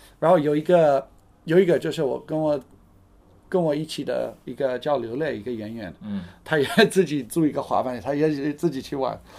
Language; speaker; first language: Chinese; non-native, fluent; English